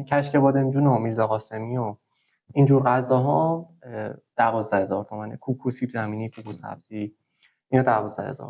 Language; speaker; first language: Persian; native; Persian